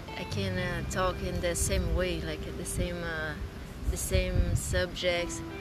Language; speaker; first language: English; non-native, learner; Portuguese